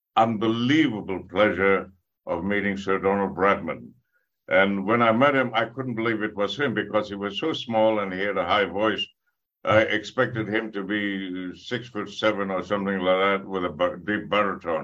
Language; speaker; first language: English; non-native, local second language; Tamil